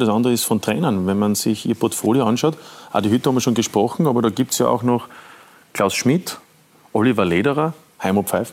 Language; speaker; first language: German; native; German